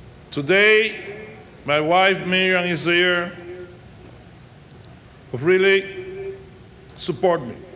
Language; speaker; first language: English; non-native, fluent; Spanish